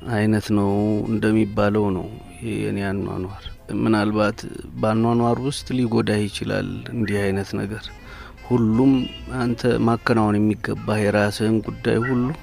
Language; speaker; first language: Amharic; native; Amharic